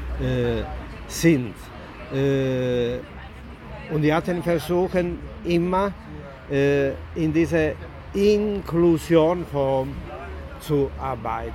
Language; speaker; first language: German; non-native, learner; Italian